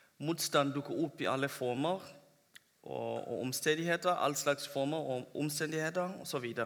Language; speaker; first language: Norwegian; non-native, fluent; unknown